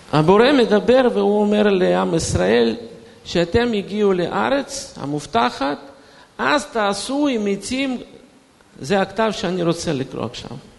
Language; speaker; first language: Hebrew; non-native, fluent; Russian